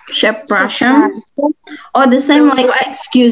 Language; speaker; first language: English; non-native, fluent; Indonesian